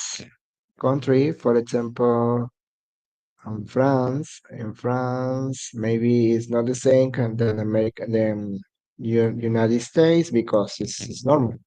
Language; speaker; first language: English; non-native, learner; Spanish